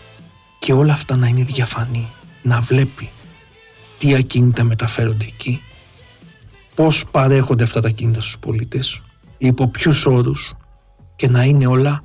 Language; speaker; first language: Greek; native; Greek